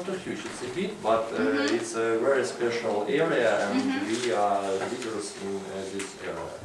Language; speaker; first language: English; non-native, learner; Russian